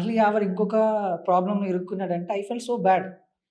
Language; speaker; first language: Telugu; native; Telugu